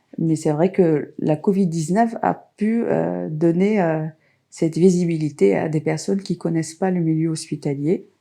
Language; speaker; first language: French; non-native, local second language; Arabic